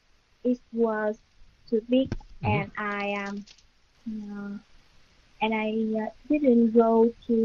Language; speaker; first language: English; non-native, learner; Vietnamese